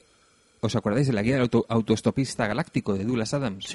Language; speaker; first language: Spanish; native; Spanish